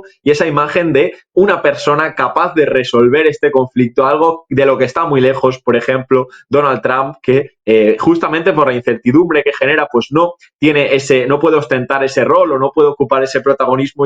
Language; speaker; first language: Spanish; native; Spanish